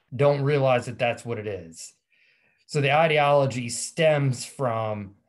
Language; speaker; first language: English; native; English